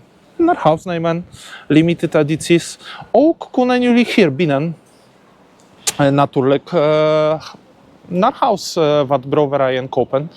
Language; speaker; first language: Dutch; non-native, learner; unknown